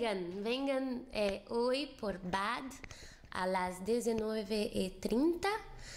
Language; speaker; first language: Spanish; non-native, fluent; Portuguese